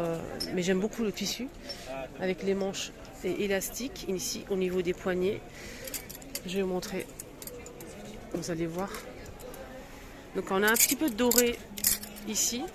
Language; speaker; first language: French; native; French